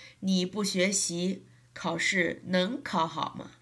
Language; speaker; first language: Chinese; non-native, learner; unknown